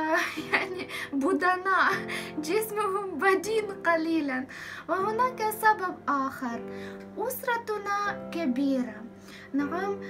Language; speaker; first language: Arabic; non-native, fluent; Ukrainian